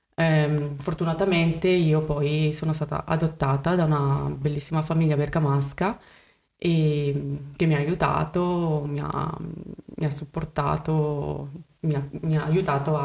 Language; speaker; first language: Italian; early bilingual, other home language; Spanish